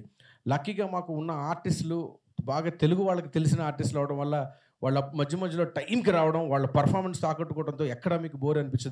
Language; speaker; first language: Telugu; native; Telugu